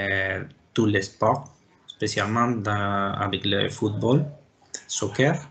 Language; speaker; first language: French; non-native, learner; Spanish